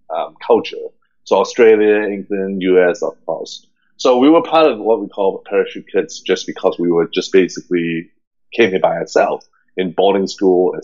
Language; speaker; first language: English; early bilingual, other home language; Cantonese